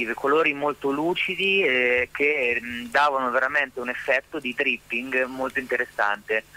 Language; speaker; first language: Italian; native; Italian